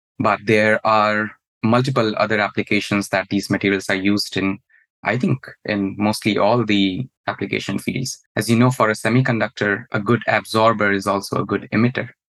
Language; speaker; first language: English; non-native, local second language; Hindi